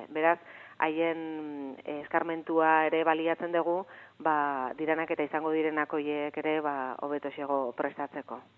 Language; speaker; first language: Basque; native; Basque